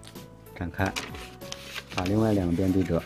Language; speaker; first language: Chinese; native; Chinese